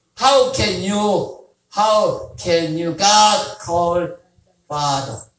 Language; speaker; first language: English; non-native, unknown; Korean